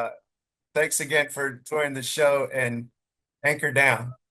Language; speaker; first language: English; native; English